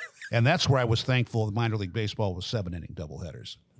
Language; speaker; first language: English; native; English